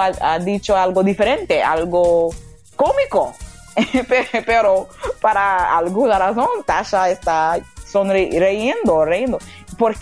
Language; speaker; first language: Spanish; non-native, learner; English